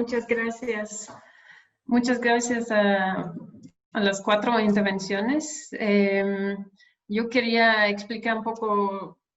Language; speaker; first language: Spanish; non-native, fluent; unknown